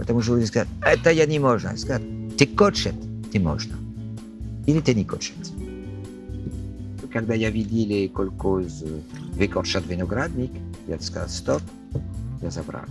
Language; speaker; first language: Russian; non-native, learner; French